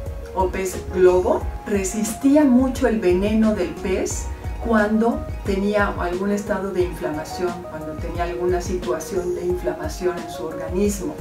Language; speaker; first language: Spanish; native; Spanish